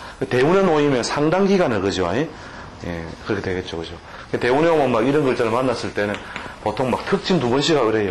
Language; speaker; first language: Korean; native; Korean